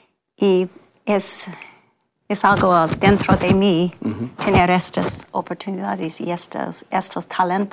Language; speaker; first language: Spanish; non-native, fluent; English